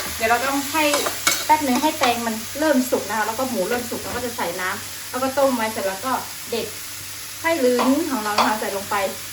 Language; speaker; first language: Thai; non-native, local second language; Karen languages